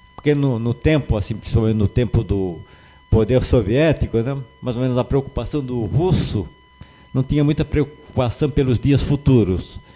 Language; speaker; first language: Portuguese; native; Portuguese